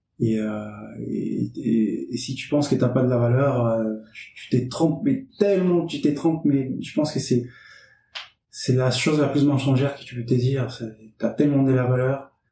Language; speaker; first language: French; non-native, fluent; English